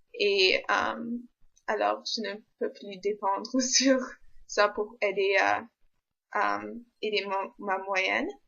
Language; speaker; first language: French; non-native, local second language; English